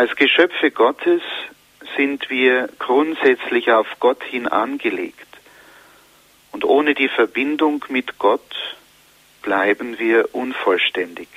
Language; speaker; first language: German; native; German